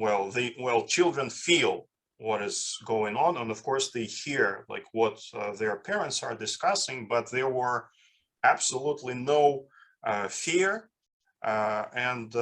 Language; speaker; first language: English; non-native, fluent; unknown